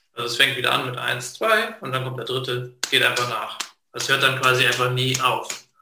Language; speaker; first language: German; native; German